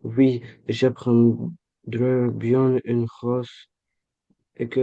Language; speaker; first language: French; non-native, learner; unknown